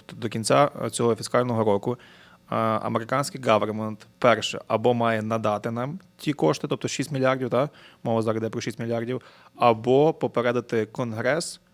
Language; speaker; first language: Ukrainian; native; Ukrainian